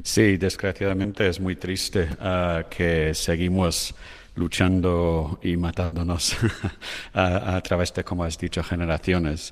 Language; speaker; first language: Spanish; non-native, fluent; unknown